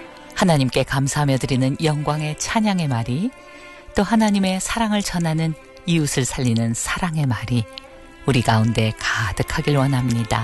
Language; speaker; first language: Korean; native; Korean